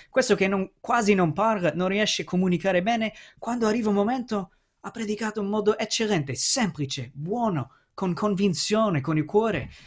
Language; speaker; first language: Italian; non-native, fluent; English